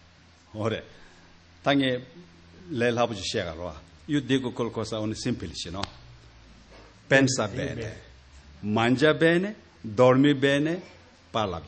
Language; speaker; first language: Italian; non-native, learner; Tibetan